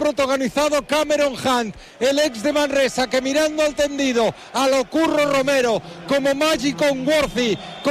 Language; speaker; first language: Spanish; native; Spanish